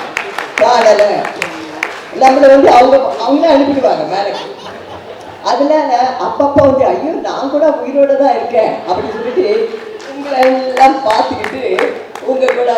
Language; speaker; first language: Tamil; non-native, local second language; Telugu